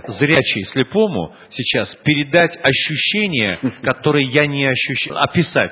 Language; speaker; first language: Russian; native; Russian